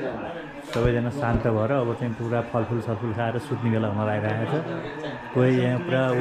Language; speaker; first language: Nepali; native; Nepali